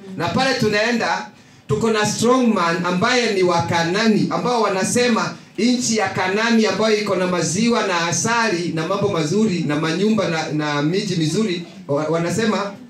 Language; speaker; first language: Swahili; non-native, local second language; Kikuyu